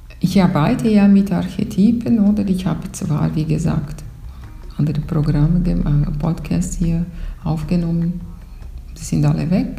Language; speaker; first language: German; non-native, fluent; Portuguese